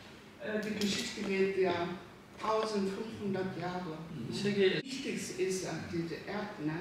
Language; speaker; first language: German; non-native, learner; Korean